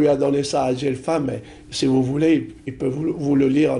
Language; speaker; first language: French; non-native, local second language; Arabic